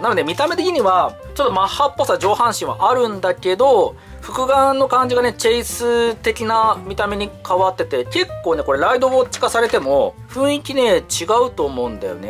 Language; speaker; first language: Japanese; native; Japanese